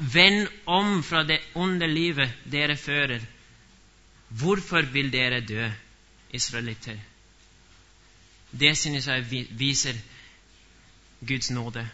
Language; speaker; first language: Norwegian; non-native, fluent; English